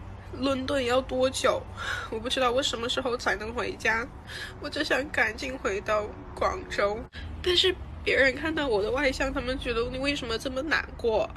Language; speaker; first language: Chinese; early bilingual, other home language; English